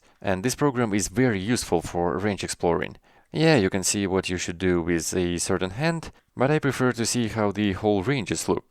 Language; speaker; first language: English; non-native, fluent; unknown